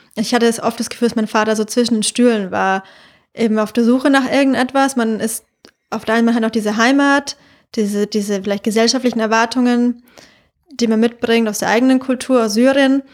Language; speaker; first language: German; native; German